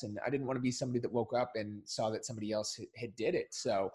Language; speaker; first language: English; native; English